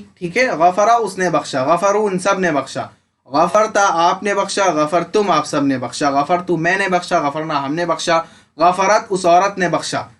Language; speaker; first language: Urdu; native; Urdu